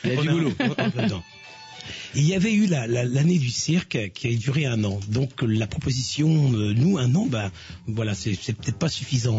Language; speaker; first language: French; native; French